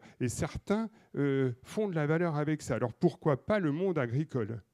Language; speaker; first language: French; native; French